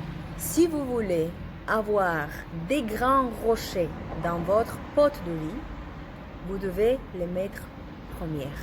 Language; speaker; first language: French; non-native, learner; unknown